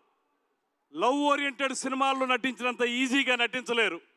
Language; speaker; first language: Telugu; native; Telugu